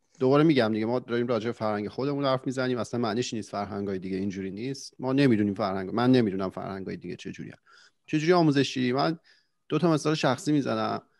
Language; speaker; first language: Persian; native; Persian